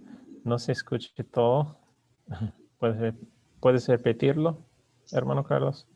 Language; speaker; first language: Spanish; non-native, learner; English